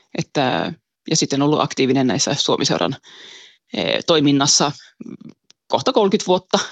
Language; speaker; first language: Finnish; early bilingual, heritage; Finnish